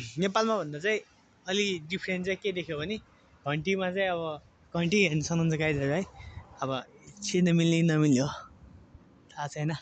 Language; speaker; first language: Nepali; non-native, local second language; Eastern Tamang